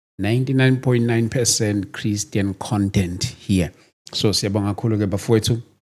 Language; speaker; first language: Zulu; native; Zulu